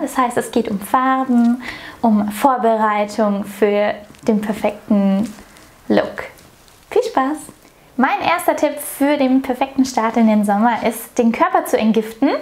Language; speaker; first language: German; native; German